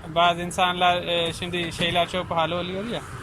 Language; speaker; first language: Turkish; non-native, learner; Urdu